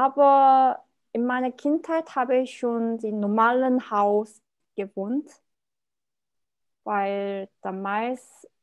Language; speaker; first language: German; non-native, learner; Korean